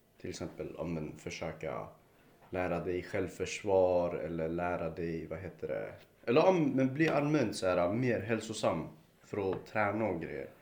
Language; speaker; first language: Swedish; early bilingual, other home language; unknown